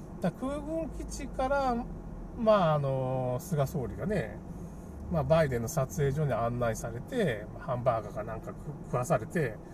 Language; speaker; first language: Japanese; native; Japanese